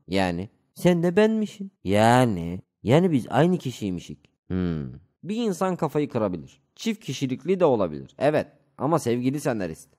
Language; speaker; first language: Turkish; native; Turkish